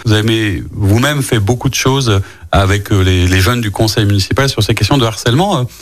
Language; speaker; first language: French; native; French